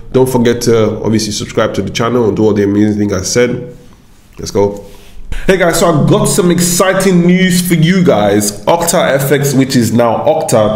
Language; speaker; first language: English; non-native, local second language; Yoruba